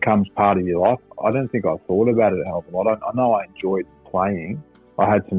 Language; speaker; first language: English; native; English